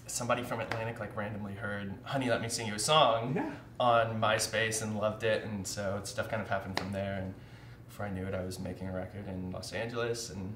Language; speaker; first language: English; native; English